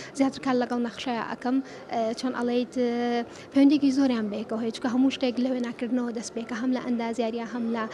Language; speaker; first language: Central Kurdish; native; Central Kurdish